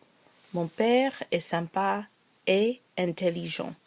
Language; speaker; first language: French; non-native, learner; English